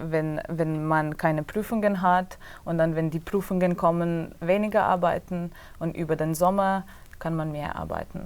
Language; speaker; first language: German; non-native, fluent; Slovenian